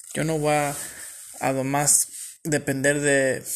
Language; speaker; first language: Spanish; early bilingual, heritage; Spanish